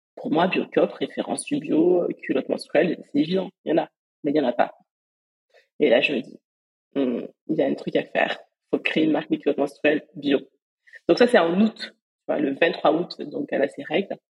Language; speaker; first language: French; native; French